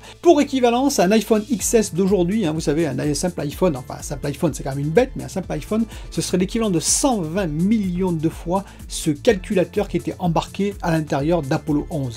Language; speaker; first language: French; native; French